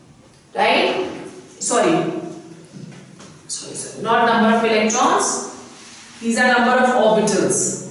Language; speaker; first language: English; non-native, local second language; Hindi